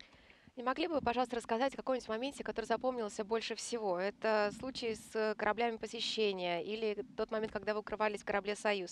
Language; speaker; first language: Russian; native; Russian